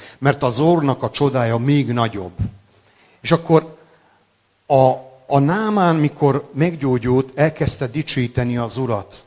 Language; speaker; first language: Hungarian; non-native, local second language; Serbian